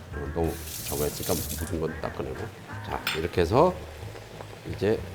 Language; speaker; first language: Korean; native; Korean